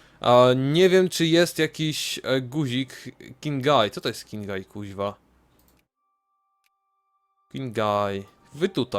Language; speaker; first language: Polish; native; Polish